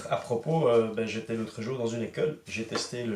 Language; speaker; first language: French; native; French